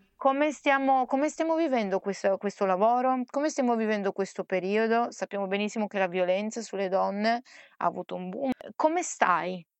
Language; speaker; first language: Italian; native; Italian